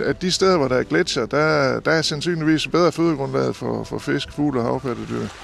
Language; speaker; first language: Danish; native; Danish